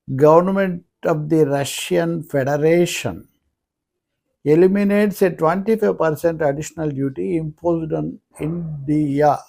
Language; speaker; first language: English; non-native, local second language; Telugu